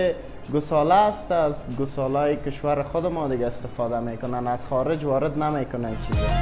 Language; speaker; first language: Persian; native; Persian